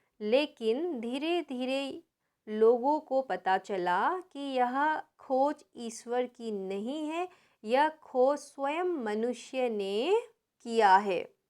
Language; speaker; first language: Hindi; non-native, local second language; Nepali